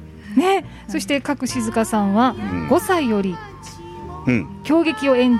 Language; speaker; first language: Japanese; native; Japanese